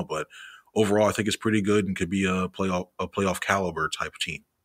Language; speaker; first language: English; native; English